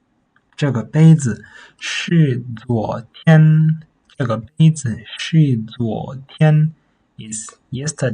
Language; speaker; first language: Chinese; non-native, fluent; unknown